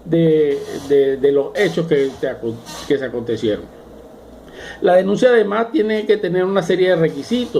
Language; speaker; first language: Spanish; native; Spanish